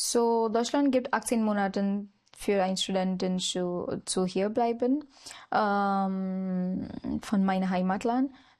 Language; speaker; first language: German; non-native, learner; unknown